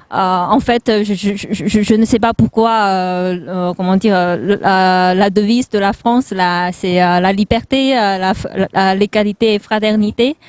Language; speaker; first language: French; non-native, fluent; Chinese